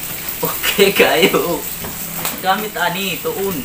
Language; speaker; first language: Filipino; non-native, local second language; Cebuano